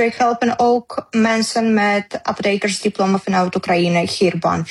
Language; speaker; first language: Dutch; non-native, learner; Ukrainian